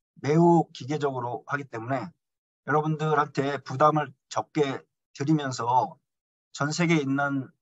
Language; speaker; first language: Korean; native; Korean